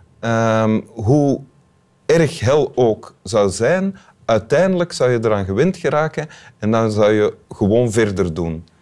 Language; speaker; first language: Dutch; native; Dutch